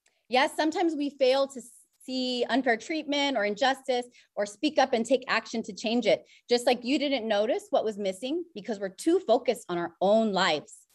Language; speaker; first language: English; native; English